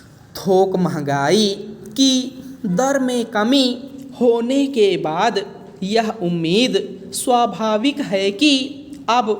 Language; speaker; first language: Hindi; native; Hindi